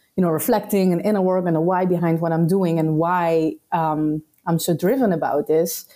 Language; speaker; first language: English; non-native, fluent; Dutch